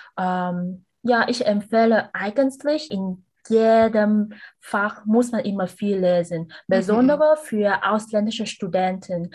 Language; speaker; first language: German; non-native, learner; Vietnamese